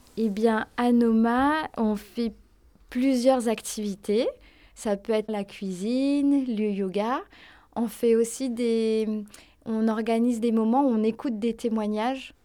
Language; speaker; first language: French; early bilingual, other home language; Tamil